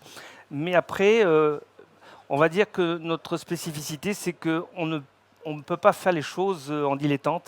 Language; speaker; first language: French; native; French